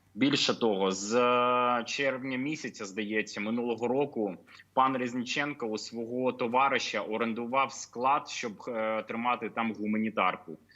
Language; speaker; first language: Ukrainian; native; Ukrainian